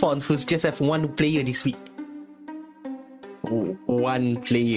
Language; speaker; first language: English; non-native, local second language; Malay